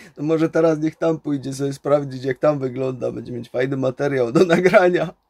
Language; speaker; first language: Polish; native; Polish